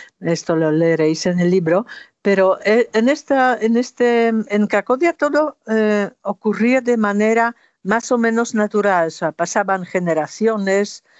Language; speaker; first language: Spanish; non-native, fluent; Polish